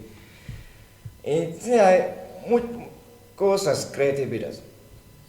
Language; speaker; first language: Spanish; non-native, learner; Thai